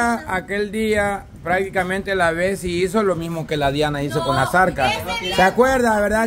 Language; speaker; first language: Spanish; native; Spanish